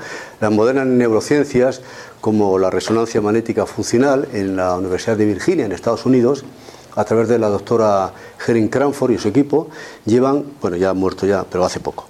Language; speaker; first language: Spanish; native; Spanish